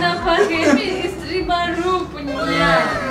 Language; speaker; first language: Indonesian; non-native, learner; Russian